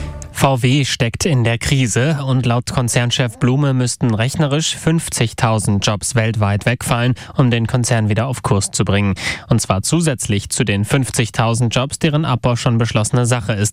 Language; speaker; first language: German; native; German